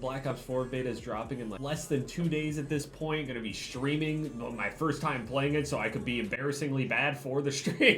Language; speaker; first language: English; native; English